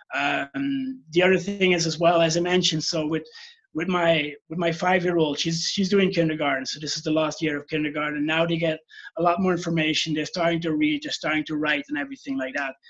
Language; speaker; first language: English; non-native, fluent; Dutch